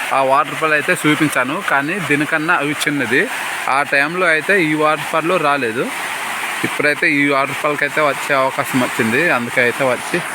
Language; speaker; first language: Telugu; non-native, local second language; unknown